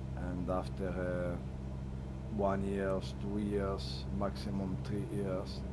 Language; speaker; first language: English; non-native, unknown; Italian